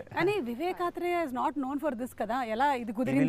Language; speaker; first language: Telugu; native; Telugu